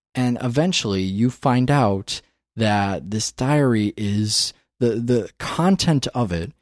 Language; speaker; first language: English; native; English